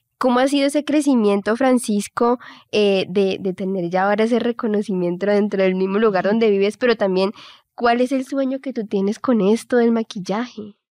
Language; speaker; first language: Spanish; native; Spanish